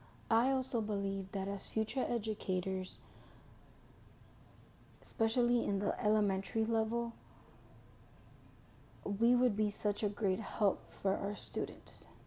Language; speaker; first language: English; early bilingual, other home language; Spanish